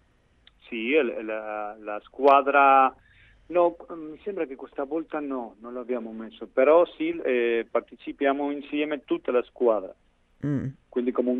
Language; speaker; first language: Italian; non-native, fluent; Spanish